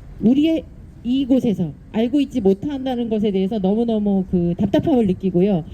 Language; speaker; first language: Korean; native; Korean